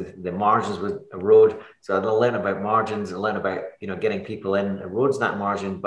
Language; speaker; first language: English; native; English